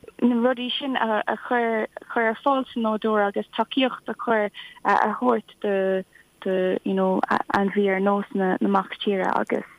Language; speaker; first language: Irish; non-native, local second language; English